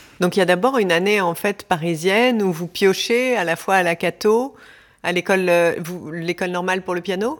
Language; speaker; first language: French; native; French